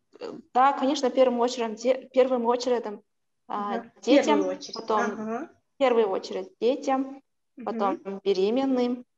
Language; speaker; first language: Russian; non-native, local second language; Kazakh